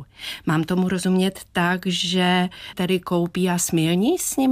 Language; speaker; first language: Czech; native; Czech